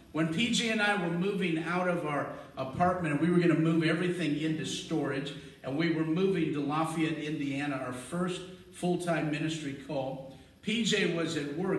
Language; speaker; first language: English; native; English